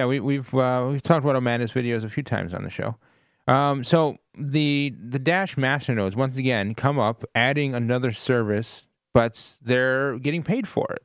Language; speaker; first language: English; native; English